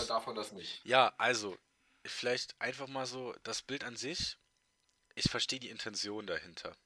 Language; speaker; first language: German; native; German